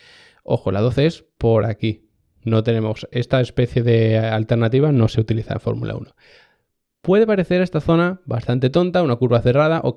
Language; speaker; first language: Spanish; native; Spanish